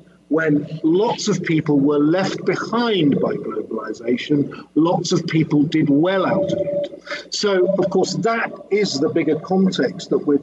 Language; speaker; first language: English; native; English